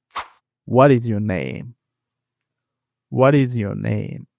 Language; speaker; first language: English; non-native, fluent; Bangla